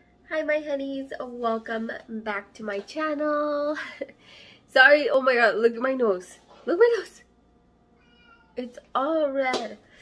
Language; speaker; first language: English; early bilingual, other home language; Spanish